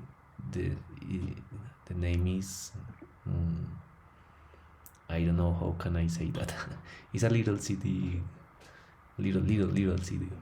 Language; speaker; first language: English; non-native, learner; Spanish